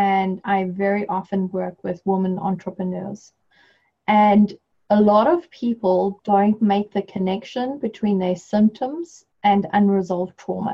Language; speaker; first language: English; native; English